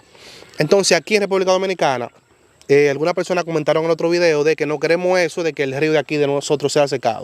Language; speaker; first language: Spanish; native; Spanish